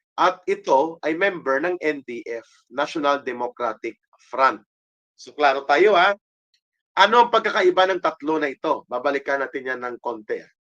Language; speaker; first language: Filipino; non-native, local second language; Hiligaynon